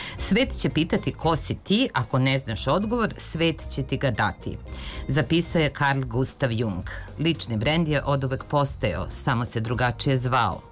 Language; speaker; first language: Serbian; native; Serbian